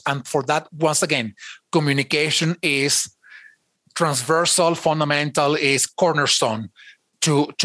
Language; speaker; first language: English; non-native, fluent; Spanish